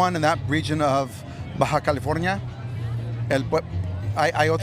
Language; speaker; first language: English; native; English